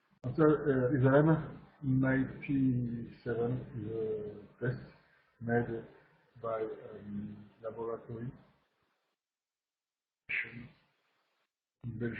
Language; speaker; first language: English; non-native, learner; French